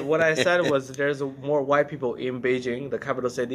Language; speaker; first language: English; non-native, fluent; Chinese